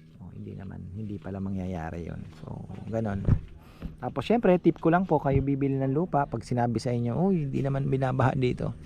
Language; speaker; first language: Filipino; native; Filipino